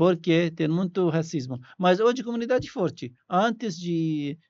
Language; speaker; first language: Portuguese; non-native, learner; Arabic